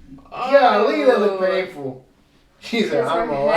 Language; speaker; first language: English; native; English